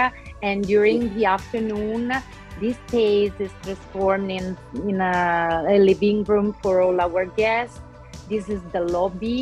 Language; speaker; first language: English; non-native, local second language; Italian